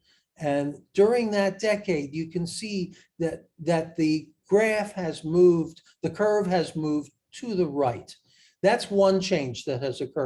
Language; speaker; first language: English; native; English